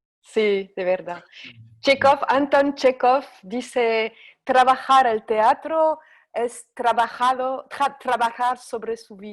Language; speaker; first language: Spanish; non-native, fluent; French